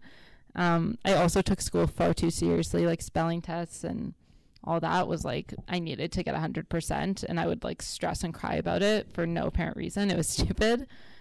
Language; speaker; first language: English; non-native, fluent; Hebrew